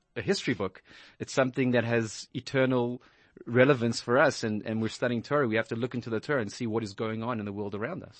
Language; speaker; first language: English; native; English